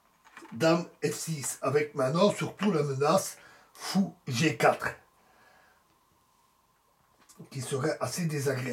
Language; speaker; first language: French; native; French